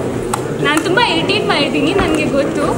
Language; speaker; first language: Kannada; non-native, learner; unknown